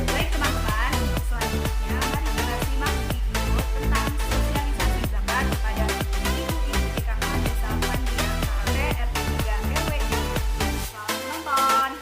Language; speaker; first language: Indonesian; non-native, local second language; Madurese